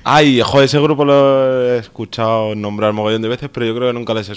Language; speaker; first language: Spanish; native; Spanish